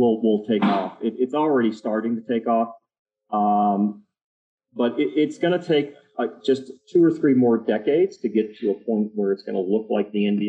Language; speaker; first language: English; native; English